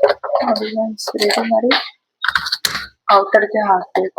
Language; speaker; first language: Kannada; non-native, learner; Hindi